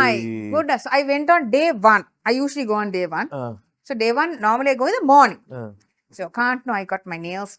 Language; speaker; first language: English; non-native, local second language; Sinhala